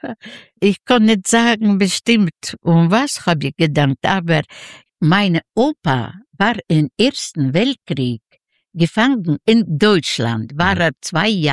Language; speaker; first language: German; non-native, learner; Yiddish